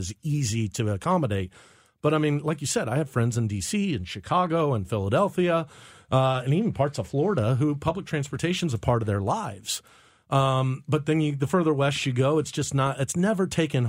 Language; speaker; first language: English; native; English